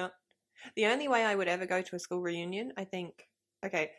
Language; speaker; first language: English; native; English